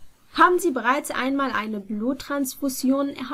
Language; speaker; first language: German; non-native, fluent; Arabic